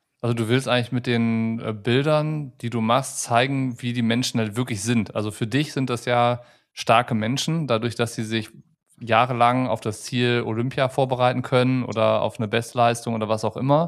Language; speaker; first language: German; native; German